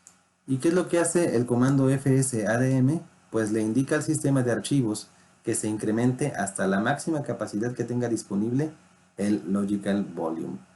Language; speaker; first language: Spanish; native; Spanish